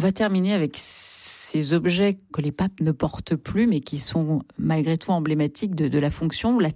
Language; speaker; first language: French; native; French